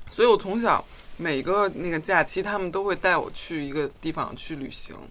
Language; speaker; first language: Chinese; native; Chinese